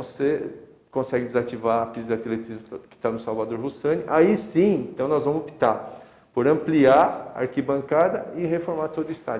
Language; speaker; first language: Portuguese; native; Portuguese